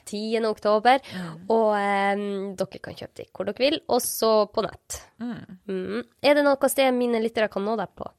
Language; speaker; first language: Norwegian; native; Norwegian